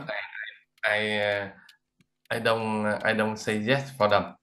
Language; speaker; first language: English; non-native, learner; Vietnamese